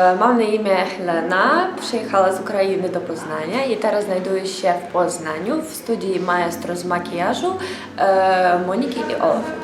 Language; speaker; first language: Polish; non-native, learner; Ukrainian